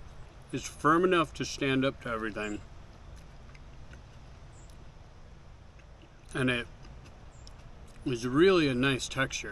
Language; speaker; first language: English; native; English